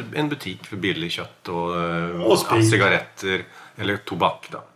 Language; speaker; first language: Swedish; non-native, fluent; Norwegian